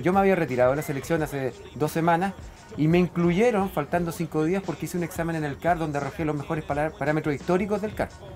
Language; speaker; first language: Spanish; native; Spanish